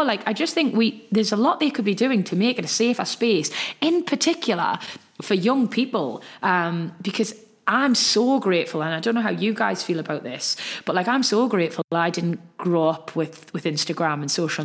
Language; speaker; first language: English; native; English